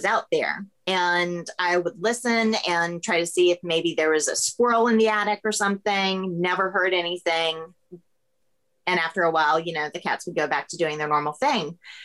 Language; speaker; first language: English; native; English